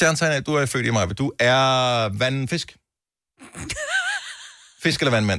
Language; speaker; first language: Danish; native; Danish